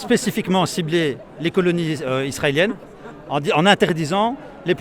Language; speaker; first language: French; native; French